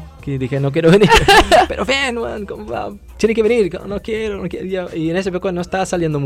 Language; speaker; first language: Spanish; non-native, fluent; English